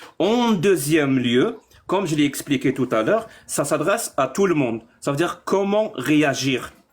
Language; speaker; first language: French; non-native, local second language; Arabic